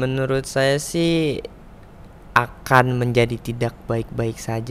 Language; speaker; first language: Indonesian; native; Indonesian